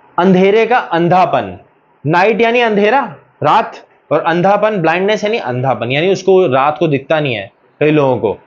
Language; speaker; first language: Hindi; native; Hindi